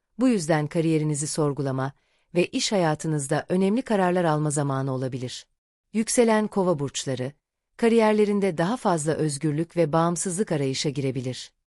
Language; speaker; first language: Turkish; native; Turkish